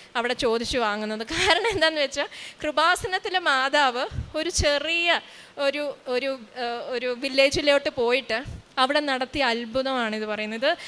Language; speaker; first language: Malayalam; native; Malayalam